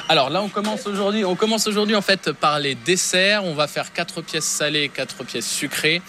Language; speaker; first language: French; native; French